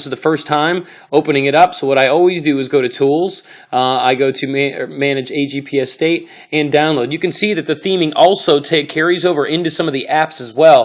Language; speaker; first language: English; native; English